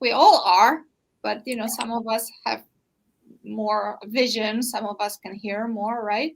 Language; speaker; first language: English; non-native, fluent; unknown